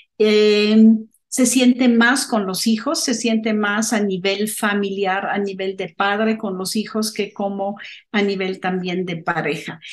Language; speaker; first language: Spanish; non-native, fluent; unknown